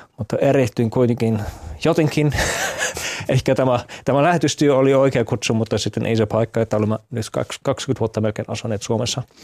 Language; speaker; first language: Finnish; non-native, fluent; German